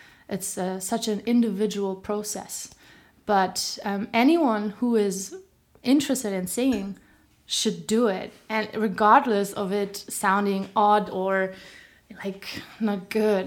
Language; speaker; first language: English; non-native, fluent; German